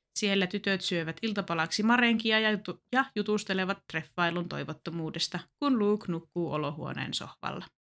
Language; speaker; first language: Finnish; native; Finnish